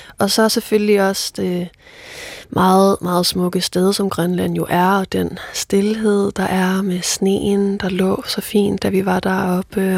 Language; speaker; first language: Danish; non-native, local second language; Faroese